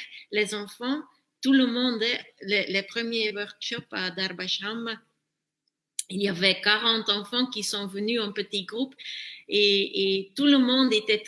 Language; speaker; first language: French; non-native, fluent; Dutch